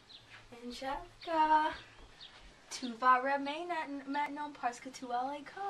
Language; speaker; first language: French; non-native, learner; English